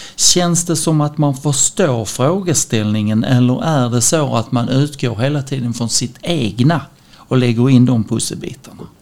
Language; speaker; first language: Swedish; native; Swedish